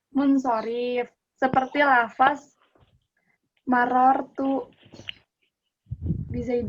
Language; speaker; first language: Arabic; non-native, learner; Indonesian